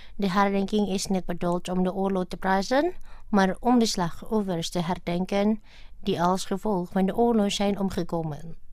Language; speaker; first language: Dutch; non-native, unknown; Indonesian